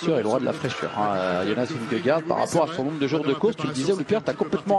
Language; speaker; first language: French; native; French